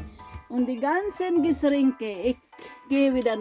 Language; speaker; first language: German; non-native, learner; Filipino